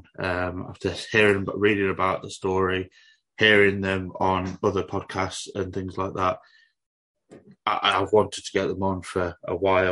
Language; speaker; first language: English; native; English